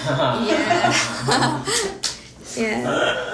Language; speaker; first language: English; non-native, learner; Spanish